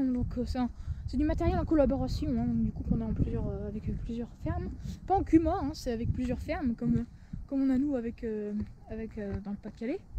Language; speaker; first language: French; native; French